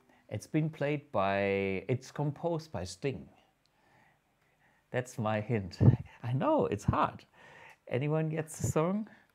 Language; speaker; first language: English; non-native, fluent; German